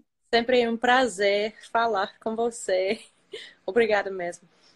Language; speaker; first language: Portuguese; non-native, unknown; English